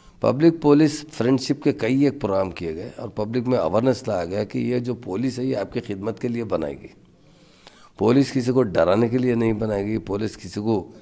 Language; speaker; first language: Urdu; native; Urdu